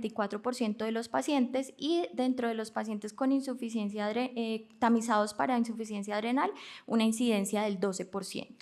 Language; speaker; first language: Spanish; native; Spanish